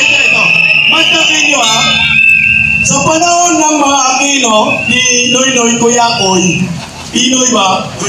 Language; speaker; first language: Filipino; non-native, local second language; Cebuano